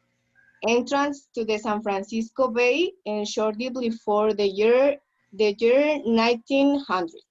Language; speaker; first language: English; non-native, learner; Spanish